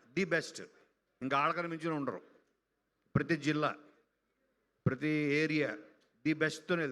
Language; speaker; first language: Telugu; native; Telugu